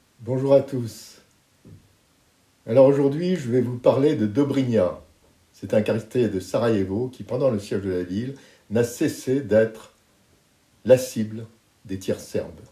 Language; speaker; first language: French; native; French